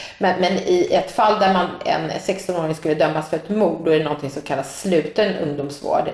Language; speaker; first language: Swedish; native; Swedish